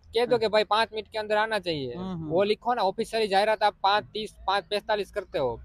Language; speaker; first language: Hindi; non-native, local second language; Gujarati